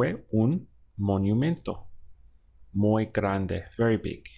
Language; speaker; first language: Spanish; non-native, fluent; English